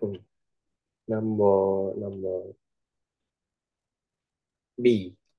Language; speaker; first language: Korean; non-native, learner; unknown